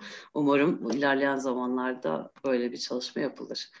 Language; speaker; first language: Turkish; native; Turkish